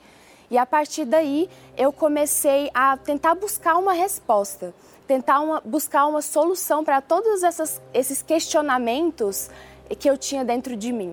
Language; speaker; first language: Portuguese; early bilingual, other home language; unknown